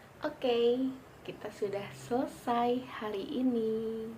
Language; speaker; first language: Indonesian; native; Indonesian